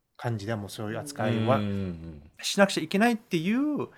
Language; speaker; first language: Japanese; early bilingual, heritage; Japanese